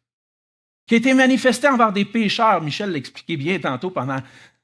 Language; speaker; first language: French; native; French